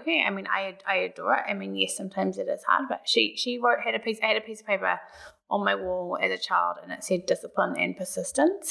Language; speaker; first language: English; native; English